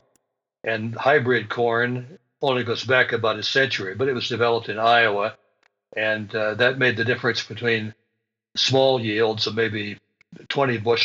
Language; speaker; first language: English; native; English